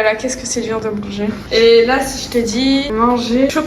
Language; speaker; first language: French; native; French